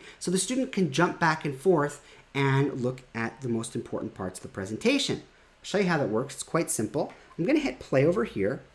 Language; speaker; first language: English; native; English